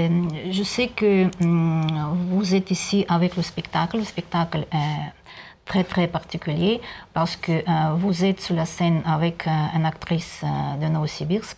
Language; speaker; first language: French; non-native, learner; Russian